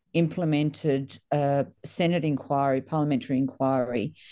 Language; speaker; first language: English; native; English